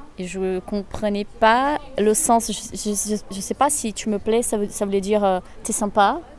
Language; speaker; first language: French; non-native, fluent; Portuguese